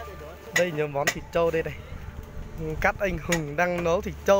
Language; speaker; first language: Vietnamese; non-native, local second language; Hmong